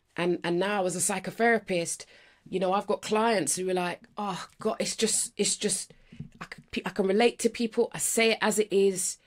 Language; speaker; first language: English; native; English